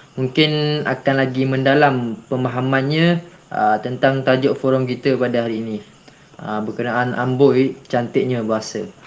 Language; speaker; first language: Malay; native; Malay